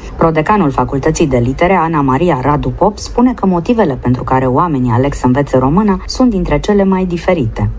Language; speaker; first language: Romanian; native; Romanian